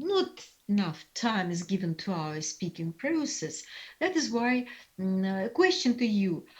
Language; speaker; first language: English; non-native, fluent; Russian